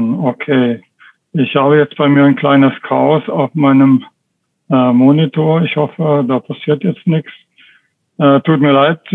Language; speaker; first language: German; native; German